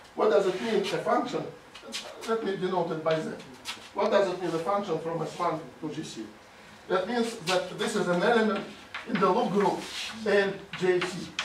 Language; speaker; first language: English; non-native, fluent; Russian